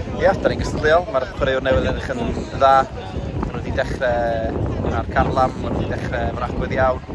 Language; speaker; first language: Welsh; native; Welsh